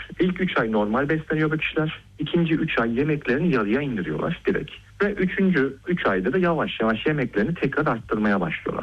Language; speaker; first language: Turkish; native; Turkish